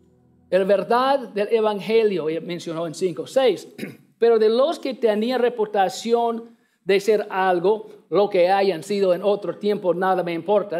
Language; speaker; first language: Spanish; non-native, learner; English